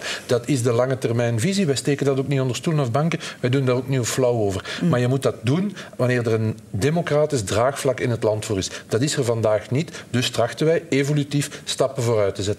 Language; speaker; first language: Dutch; native; Dutch